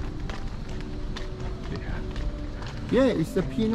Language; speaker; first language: English; non-native, learner; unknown